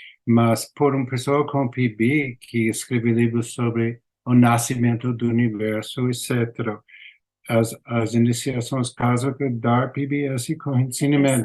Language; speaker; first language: Portuguese; non-native, learner; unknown